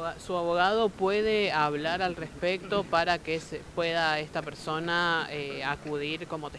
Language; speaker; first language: Spanish; native; Spanish